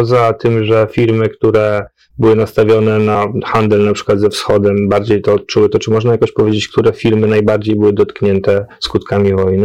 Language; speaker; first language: Polish; native; Polish